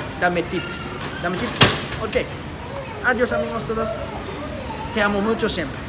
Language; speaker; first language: Spanish; non-native, learner; Japanese